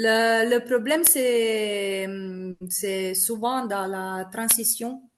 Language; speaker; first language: French; non-native, fluent; Italian